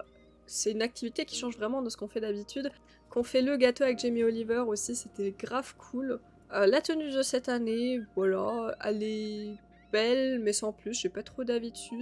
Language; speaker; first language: French; native; French